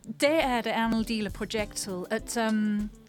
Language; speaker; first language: Danish; non-native, fluent; English